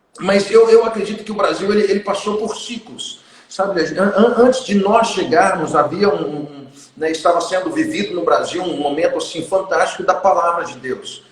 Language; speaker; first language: Portuguese; non-native, fluent; English